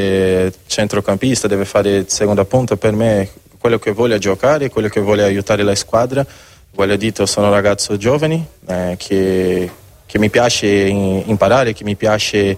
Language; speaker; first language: Italian; non-native, learner; Spanish